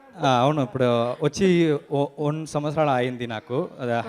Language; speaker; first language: Telugu; non-native, learner; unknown